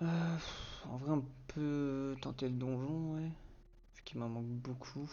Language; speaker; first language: French; native; French